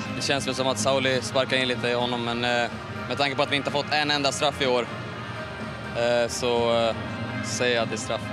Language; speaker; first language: Swedish; native; Swedish